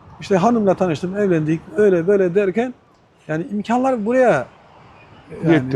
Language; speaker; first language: Turkish; non-native, fluent; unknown